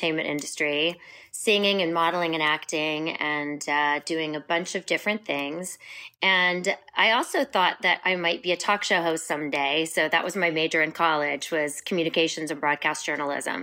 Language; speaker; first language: English; native; English